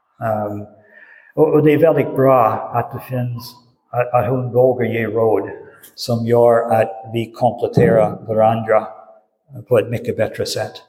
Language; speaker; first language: Swedish; non-native, fluent; English